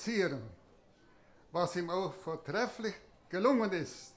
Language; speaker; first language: German; native; German